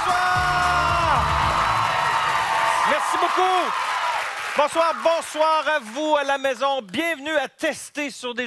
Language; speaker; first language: French; native; French